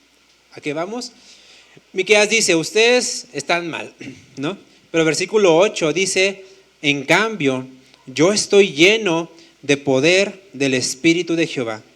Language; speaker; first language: Spanish; native; Spanish